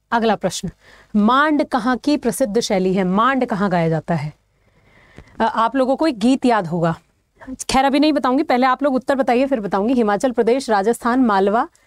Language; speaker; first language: Hindi; native; Hindi